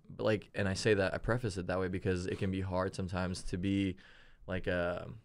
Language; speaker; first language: English; early bilingual, other home language; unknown